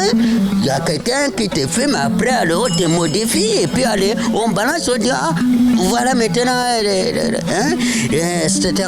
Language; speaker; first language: French; non-native, local second language; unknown